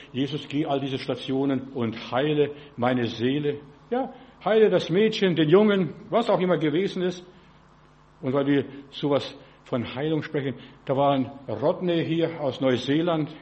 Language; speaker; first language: German; non-native, fluent; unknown